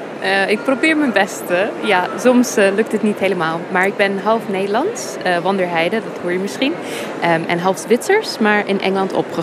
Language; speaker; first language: Dutch; early bilingual, heritage; English